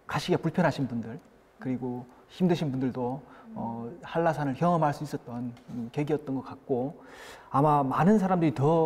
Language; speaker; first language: Korean; native; Korean